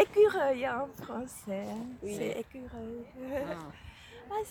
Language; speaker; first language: French; non-native, local second language; Swiss German